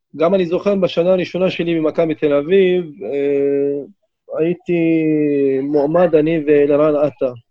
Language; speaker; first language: Hebrew; non-native, local second language; Arabic